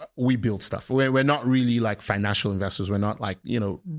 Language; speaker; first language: English; non-native, local second language; Yoruba